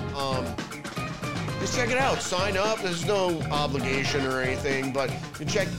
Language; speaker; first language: English; early bilingual, other home language; German